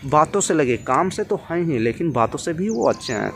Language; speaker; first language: Hindi; native; Hindi